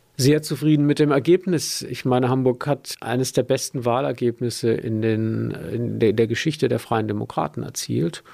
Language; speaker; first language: German; native; German